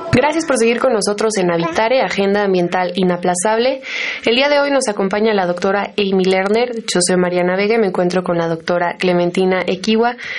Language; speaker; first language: Spanish; native; Spanish